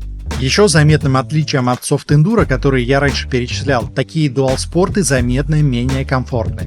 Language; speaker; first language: Russian; native; Russian